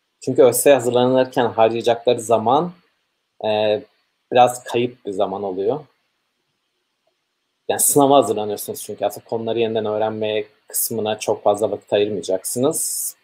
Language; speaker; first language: Turkish; native; Turkish